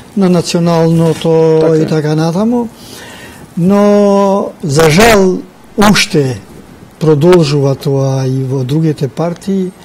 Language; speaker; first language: Macedonian; non-native, local second language; Albanian